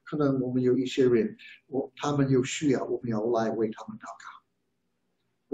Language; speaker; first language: Chinese; non-native, fluent; English